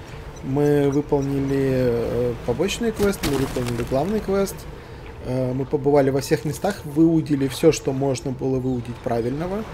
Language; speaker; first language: Russian; native; Russian